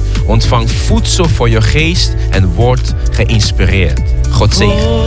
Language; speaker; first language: Dutch; non-native, fluent; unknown